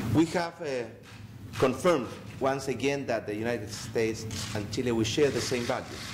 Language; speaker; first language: English; non-native, fluent; Spanish